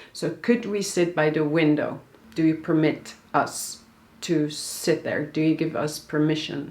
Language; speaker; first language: English; non-native, fluent; Dutch